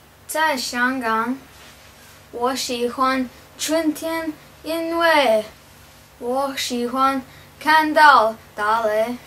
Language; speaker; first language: Chinese; non-native, learner; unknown